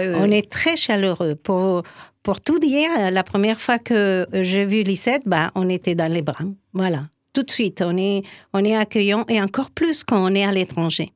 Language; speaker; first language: French; non-native, fluent; Spanish